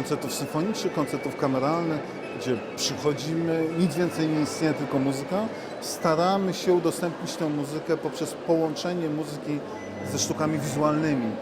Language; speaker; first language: Polish; native; Polish